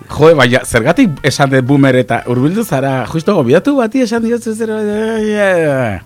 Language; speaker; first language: Basque; non-native, local second language; Spanish